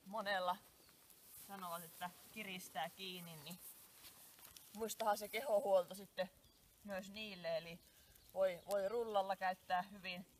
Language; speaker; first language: Finnish; native; Finnish